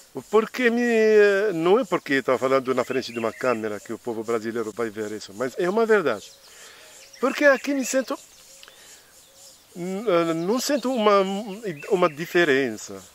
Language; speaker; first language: Portuguese; non-native, fluent; Arabic